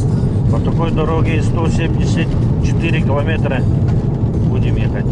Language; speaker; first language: Russian; non-native, local second language; Yakut